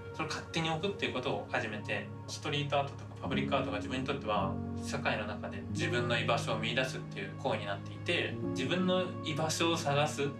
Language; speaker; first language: Japanese; native; Japanese